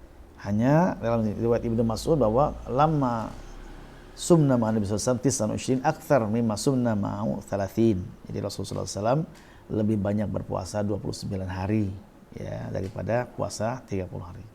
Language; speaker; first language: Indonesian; native; Indonesian